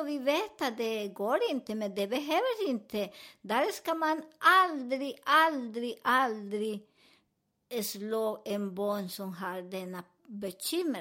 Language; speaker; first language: Swedish; non-native, learner; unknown